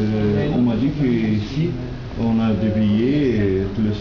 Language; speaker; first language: French; non-native, learner; Portuguese